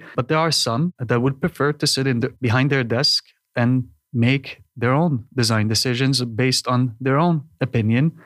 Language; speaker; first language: English; non-native, fluent; Hebrew